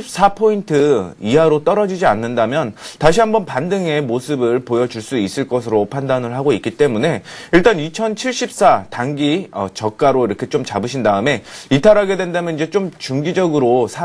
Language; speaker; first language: Korean; native; Korean